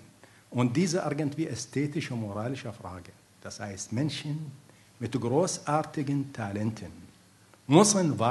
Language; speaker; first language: German; non-native, fluent; Arabic